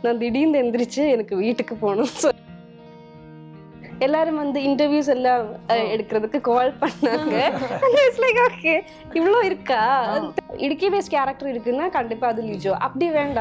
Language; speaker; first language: Tamil; non-native, local second language; Malayalam